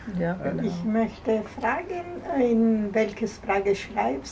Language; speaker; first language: German; non-native, learner; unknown